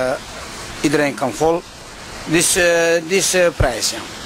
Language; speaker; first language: Dutch; non-native, local second language; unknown